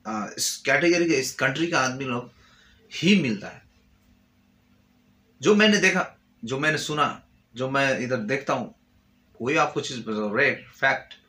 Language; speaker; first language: Hindi; non-native, fluent; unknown